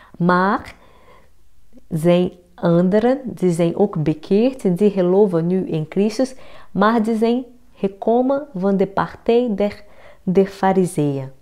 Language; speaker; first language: Dutch; non-native, fluent; Portuguese